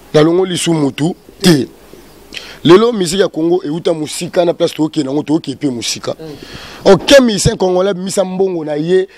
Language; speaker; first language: Lingala; native; Lingala